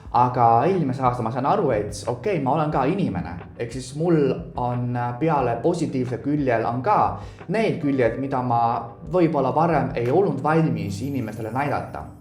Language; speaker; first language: Estonian; non-native, fluent; Chinese